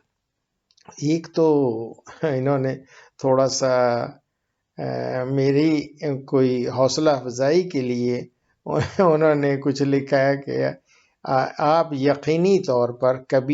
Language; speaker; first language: Urdu; native; Urdu